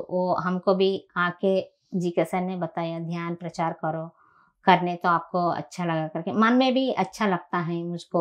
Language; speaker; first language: Hindi; non-native, local second language; Telugu